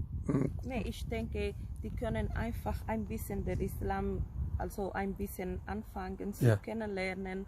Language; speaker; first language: German; non-native, fluent; Spanish